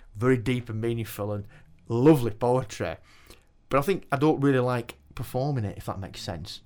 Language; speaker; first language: English; native; English